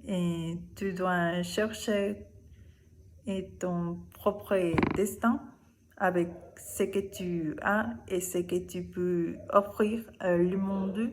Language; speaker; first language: French; non-native, learner; Spanish